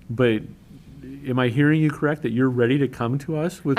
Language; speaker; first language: English; native; English